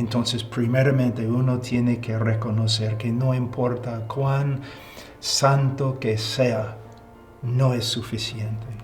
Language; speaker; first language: Spanish; non-native, fluent; English